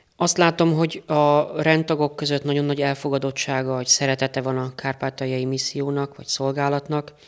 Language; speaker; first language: Hungarian; native; Hungarian